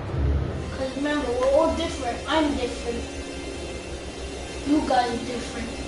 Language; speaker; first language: English; native; English